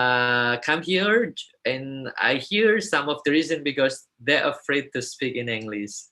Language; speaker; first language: English; non-native, fluent; Indonesian